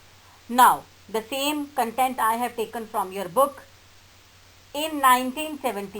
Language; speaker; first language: English; non-native, local second language; Hindi